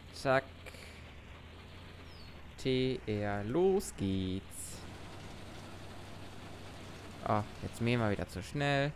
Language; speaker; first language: German; native; German